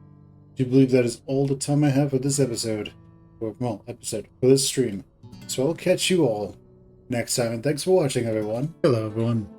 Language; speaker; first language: English; native; English